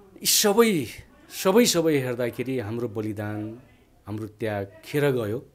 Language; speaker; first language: Nepali; non-native, local second language; Dangaura Tharu